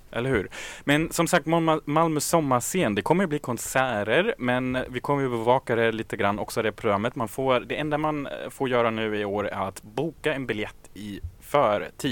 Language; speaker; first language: Swedish; native; Swedish